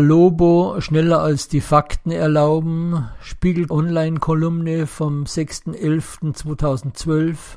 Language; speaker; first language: German; native; German